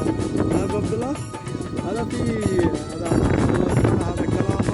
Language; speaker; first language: Arabic; non-native, learner; Saraiki